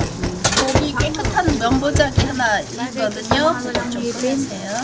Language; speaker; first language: Korean; native; Korean